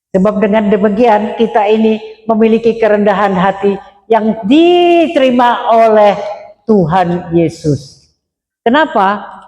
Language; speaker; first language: Indonesian; non-native, local second language; Madurese